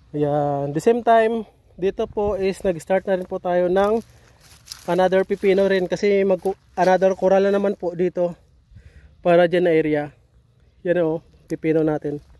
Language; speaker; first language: Filipino; non-native, local second language; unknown